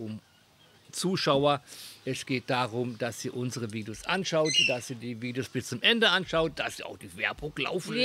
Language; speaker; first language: German; native; German